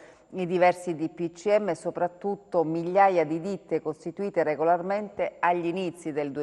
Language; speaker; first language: Italian; native; Italian